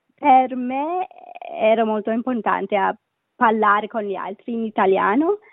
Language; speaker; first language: Italian; non-native, learner; Sinhala